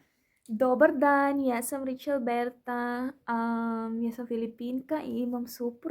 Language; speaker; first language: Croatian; non-native, learner; Filipino